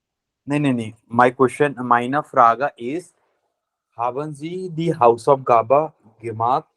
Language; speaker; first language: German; non-native, fluent; Hindi